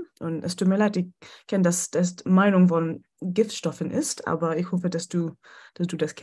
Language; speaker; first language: German; non-native, learner; English